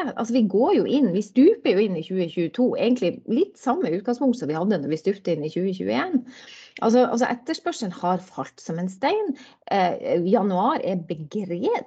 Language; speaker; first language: Norwegian; native; Norwegian